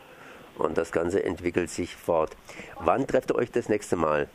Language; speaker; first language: German; native; German